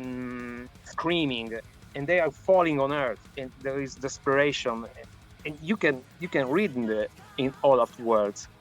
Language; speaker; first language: English; non-native, fluent; Italian